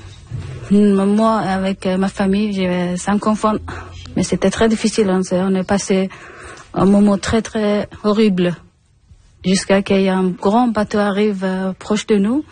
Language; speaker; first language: French; non-native, learner; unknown